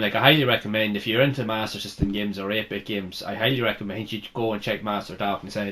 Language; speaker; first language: English; native; English